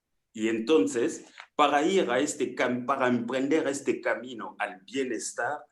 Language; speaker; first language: Spanish; non-native, fluent; French